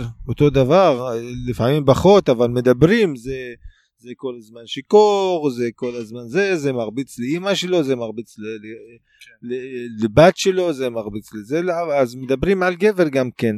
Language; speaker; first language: Hebrew; non-native, local second language; Arabic